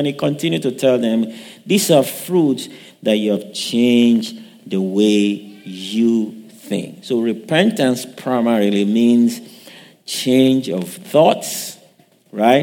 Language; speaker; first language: English; non-native, local second language; Yoruba